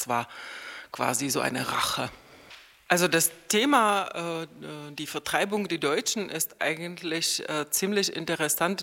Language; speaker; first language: German; non-native, fluent; Czech